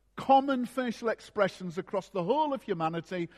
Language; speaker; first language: English; native; English